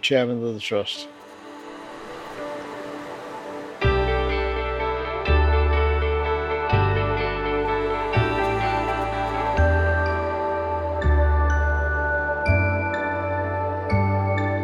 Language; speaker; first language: English; native; English